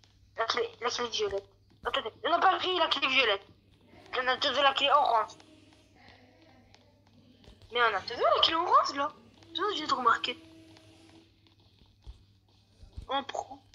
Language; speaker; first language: French; native; French